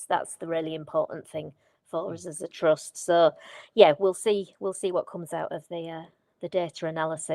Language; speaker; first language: English; native; English